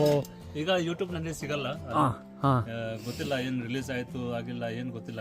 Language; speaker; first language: Kannada; non-native, local second language; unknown